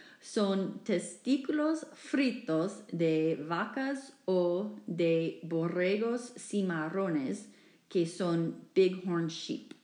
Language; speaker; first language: Spanish; non-native, fluent; English